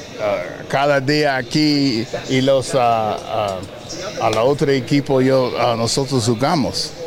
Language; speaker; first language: Spanish; non-native, learner; English